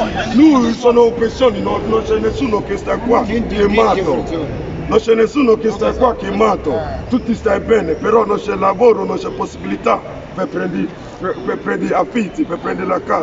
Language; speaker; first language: Italian; non-native, learner; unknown